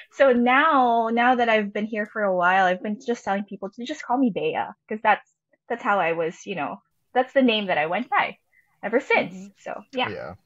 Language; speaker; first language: English; non-native, local second language; Filipino